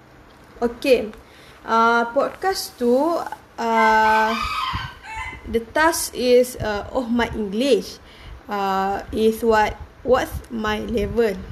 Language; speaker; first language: English; non-native, learner; Malay